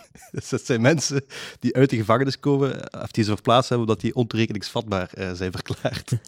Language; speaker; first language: Dutch; native; Dutch